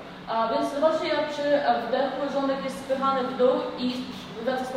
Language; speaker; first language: Polish; native; Polish